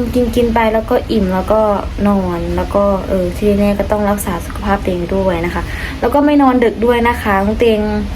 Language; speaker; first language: Thai; native; Thai